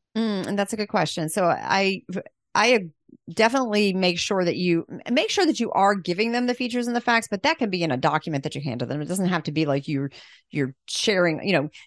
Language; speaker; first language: English; native; English